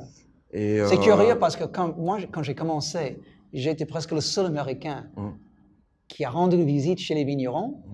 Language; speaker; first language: French; non-native, fluent; English